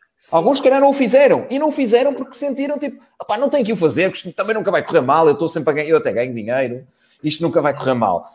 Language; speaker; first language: Portuguese; native; Portuguese